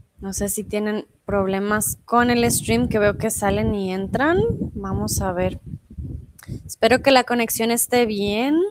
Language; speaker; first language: Spanish; native; Spanish